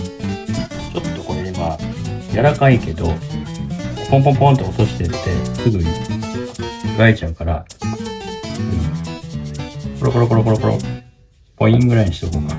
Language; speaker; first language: Japanese; native; Japanese